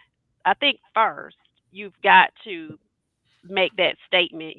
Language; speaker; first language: English; native; English